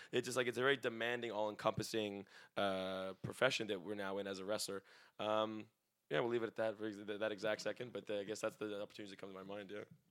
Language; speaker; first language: English; native; English